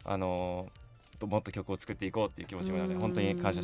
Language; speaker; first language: Japanese; native; Japanese